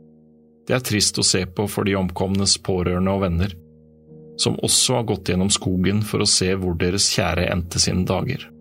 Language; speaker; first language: Norwegian; native; Norwegian